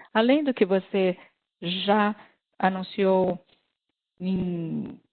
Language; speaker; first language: Portuguese; non-native, fluent; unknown